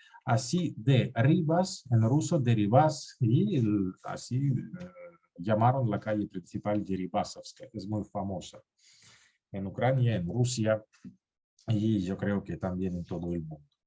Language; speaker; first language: Spanish; non-native, fluent; Russian